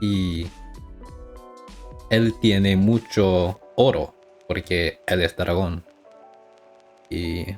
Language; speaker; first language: Spanish; non-native, learner; English